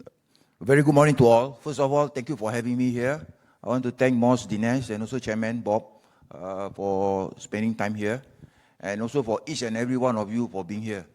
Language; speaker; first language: English; non-native, local second language; Malay